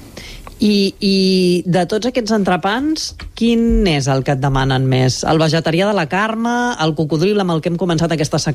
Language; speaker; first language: Catalan; native; Catalan